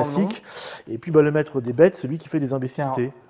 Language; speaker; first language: French; native; French